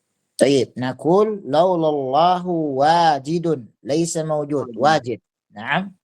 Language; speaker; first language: Arabic; non-native, fluent; Indonesian